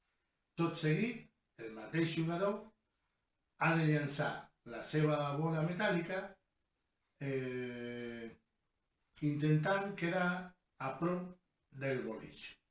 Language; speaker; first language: Catalan; non-native, learner; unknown